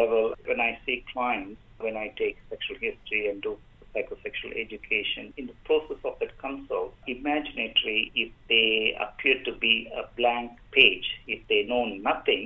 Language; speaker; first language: English; non-native, local second language; Tamil